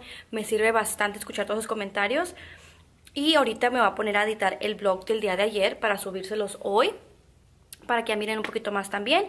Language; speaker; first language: Spanish; early bilingual, heritage; Spanish